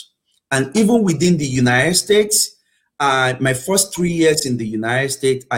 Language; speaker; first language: English; non-native, local second language; Yoruba